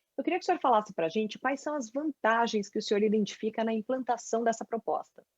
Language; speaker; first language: Portuguese; native; Portuguese